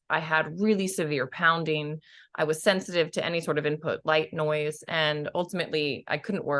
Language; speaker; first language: English; native; English